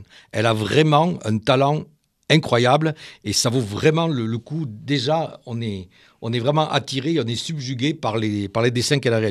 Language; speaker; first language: French; native; French